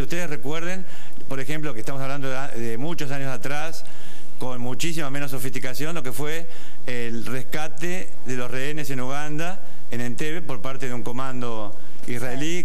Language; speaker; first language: Spanish; native; Spanish